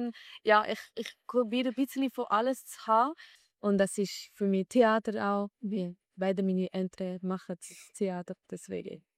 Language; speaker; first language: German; non-native, local second language; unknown